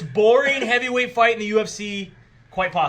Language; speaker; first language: English; native; English